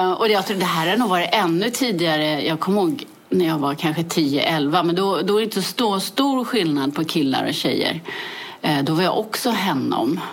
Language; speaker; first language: Swedish; early bilingual, other home language; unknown